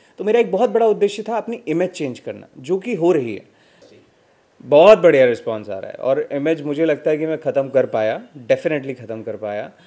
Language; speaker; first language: Hindi; native; Hindi